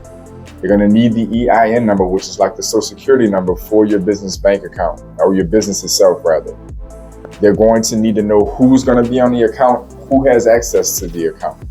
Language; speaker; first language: English; native; English